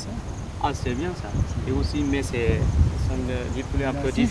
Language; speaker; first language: French; non-native, learner; Vietnamese